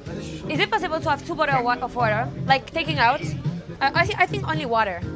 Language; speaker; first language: English; non-native, learner; French